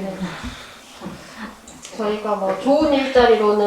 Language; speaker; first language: Korean; native; Korean